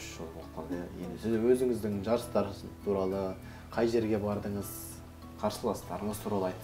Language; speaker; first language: Kazakh; native; Kazakh